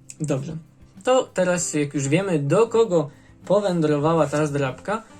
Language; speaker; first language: Polish; native; Polish